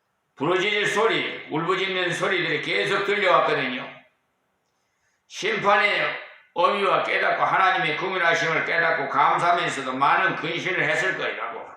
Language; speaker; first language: Korean; native; Korean